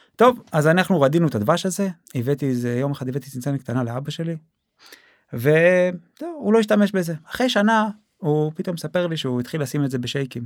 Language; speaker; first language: Hebrew; native; Hebrew